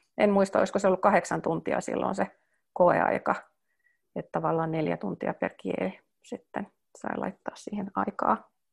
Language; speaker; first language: Finnish; early bilingual, heritage; Finnish